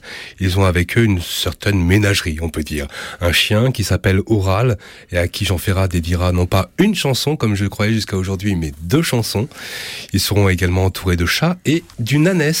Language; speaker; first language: French; native; French